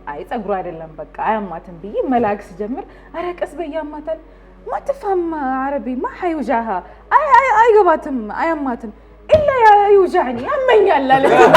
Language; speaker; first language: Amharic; early bilingual, heritage; Arabic